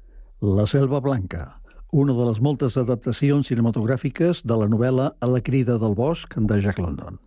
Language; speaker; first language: Catalan; native; Catalan